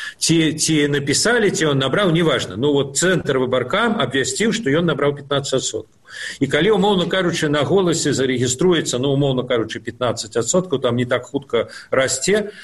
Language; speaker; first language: Belarusian; non-native, local second language; Russian